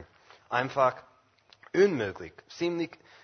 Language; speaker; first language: German; non-native, fluent; English